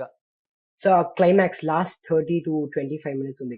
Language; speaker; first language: Telugu; non-native, learner; Kannada